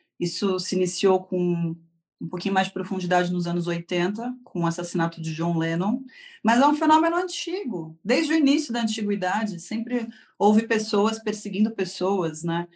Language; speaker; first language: Portuguese; native; Portuguese